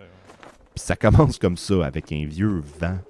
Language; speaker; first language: French; native; French